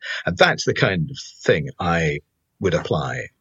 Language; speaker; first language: English; native; English